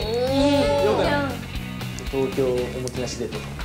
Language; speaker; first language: Japanese; native; Japanese